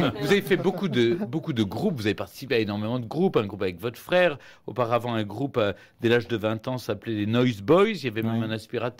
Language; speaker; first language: French; native; French